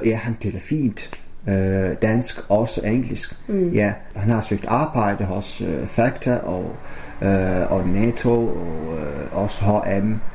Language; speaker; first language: Danish; non-native, learner; Arabic